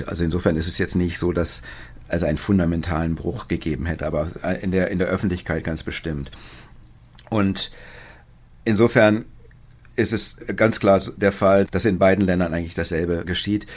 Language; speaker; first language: German; native; German